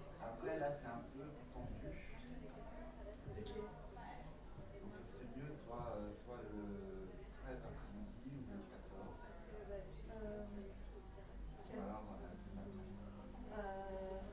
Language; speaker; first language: French; native; French